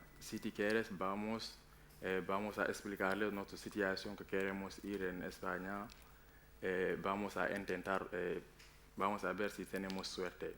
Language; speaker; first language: Spanish; non-native, learner; Wolof